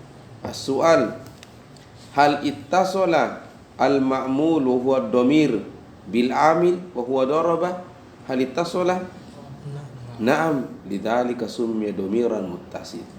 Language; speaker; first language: Arabic; non-native, fluent; Indonesian